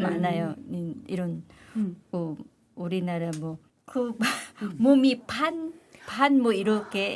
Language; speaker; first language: Korean; non-native, learner; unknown